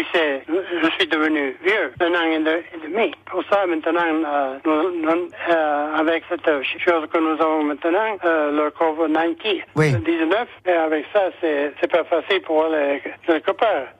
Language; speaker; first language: French; non-native, local second language; Basque